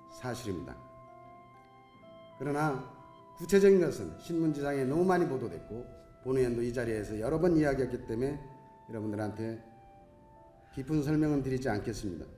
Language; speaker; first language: Korean; native; Korean